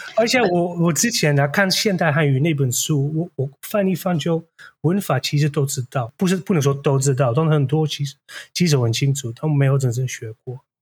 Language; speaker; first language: Chinese; non-native, fluent; Dutch